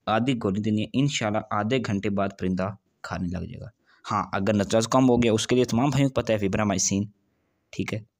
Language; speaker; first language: Urdu; non-native, local second language; Punjabi